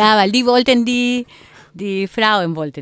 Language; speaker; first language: German; non-native, fluent; Spanish